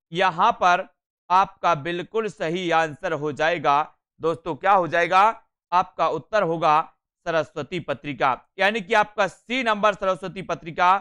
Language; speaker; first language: Hindi; native; Hindi